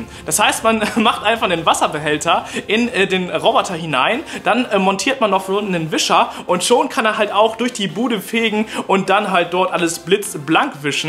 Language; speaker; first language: German; native; German